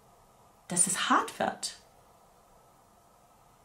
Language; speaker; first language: German; non-native, fluent; English